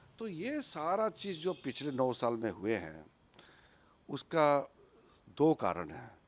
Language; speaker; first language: Hindi; non-native, local second language; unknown